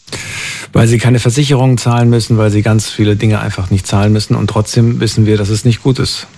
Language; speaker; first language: German; native; German